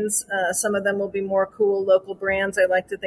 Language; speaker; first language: English; native; English